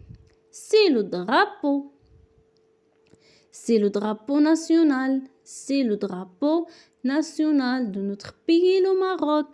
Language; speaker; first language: French; non-native, local second language; Arabic